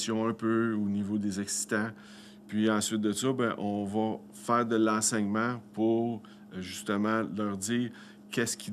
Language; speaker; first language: French; native; French